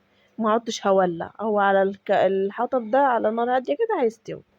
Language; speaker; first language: Arabic; native; Arabic